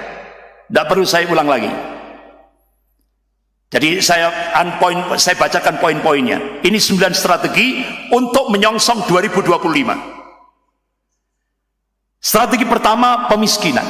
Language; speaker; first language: Indonesian; non-native, local second language; Javanese